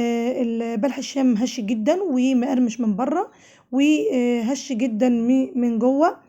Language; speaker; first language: Arabic; native; Arabic